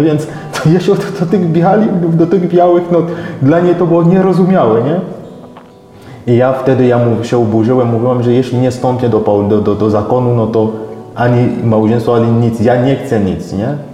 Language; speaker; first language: Polish; non-native, fluent; French